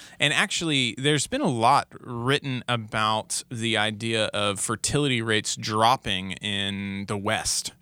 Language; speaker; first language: English; native; English